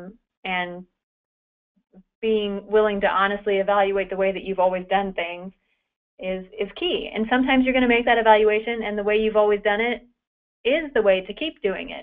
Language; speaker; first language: English; native; English